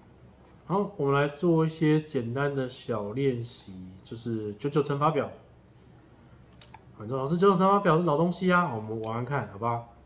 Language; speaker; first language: Chinese; native; Chinese